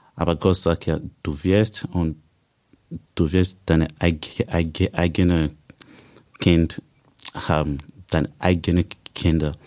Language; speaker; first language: German; non-native, learner; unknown